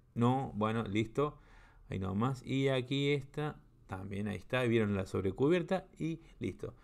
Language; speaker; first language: Spanish; native; Spanish